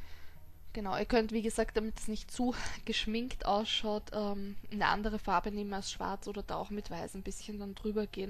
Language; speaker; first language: German; native; German